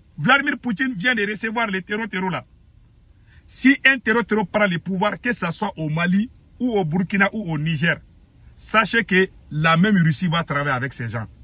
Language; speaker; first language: French; non-native, local second language; Bambara